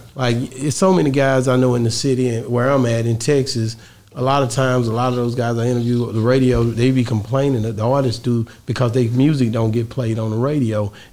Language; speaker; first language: English; native; English